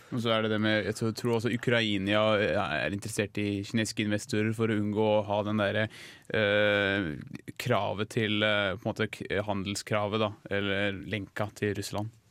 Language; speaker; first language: Norwegian; native; Norwegian